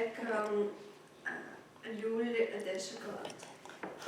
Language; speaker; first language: French; non-native, learner; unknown